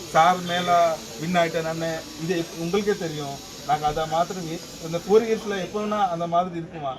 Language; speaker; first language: Tamil; non-native, local second language; Telugu